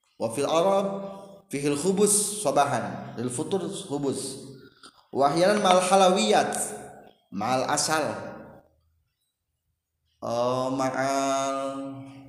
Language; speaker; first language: Arabic; non-native, fluent; Indonesian